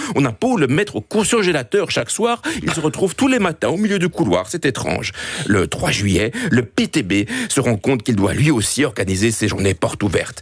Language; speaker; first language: French; native; French